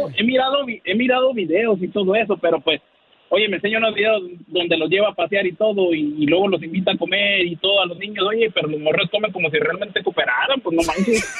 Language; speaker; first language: Spanish; native; Spanish